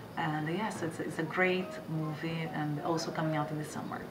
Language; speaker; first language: English; non-native, fluent; Portuguese